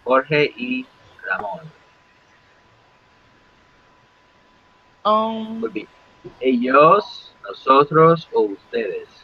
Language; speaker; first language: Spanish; non-native, fluent; English